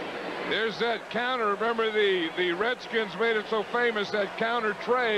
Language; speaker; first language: English; native; English